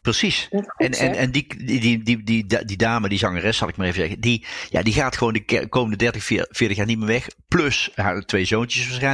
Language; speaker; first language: Dutch; native; Dutch